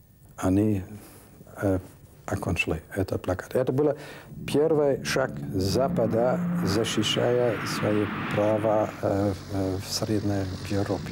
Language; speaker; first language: Russian; non-native, fluent; German